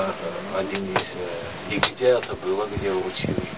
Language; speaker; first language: Russian; non-native, fluent; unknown